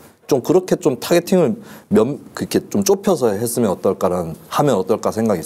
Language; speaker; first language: Korean; native; Korean